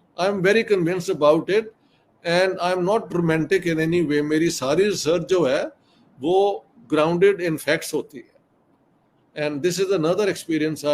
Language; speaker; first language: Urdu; non-native, local second language; Punjabi